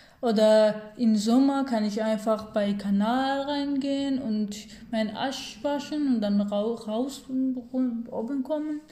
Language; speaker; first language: German; non-native, learner; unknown